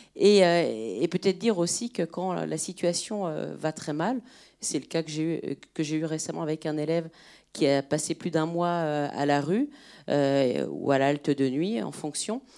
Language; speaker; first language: French; native; French